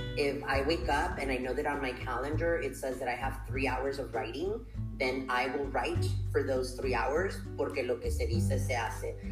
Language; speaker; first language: English; early bilingual, other home language; Spanish